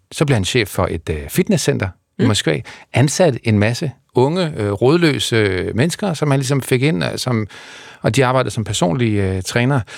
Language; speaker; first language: Danish; native; Danish